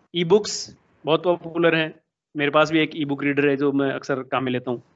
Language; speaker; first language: Hindi; native; Hindi